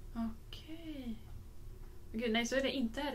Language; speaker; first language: Swedish; native; Swedish